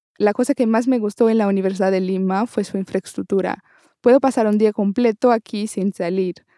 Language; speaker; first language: Spanish; non-native, learner; Portuguese